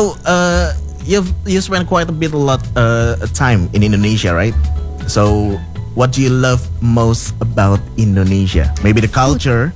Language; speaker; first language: English; non-native, learner; Indonesian